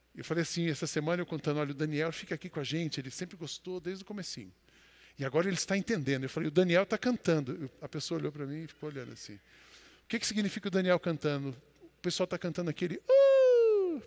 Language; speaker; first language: Portuguese; native; Portuguese